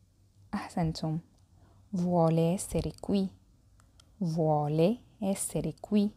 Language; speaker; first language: Italian; non-native, fluent; Arabic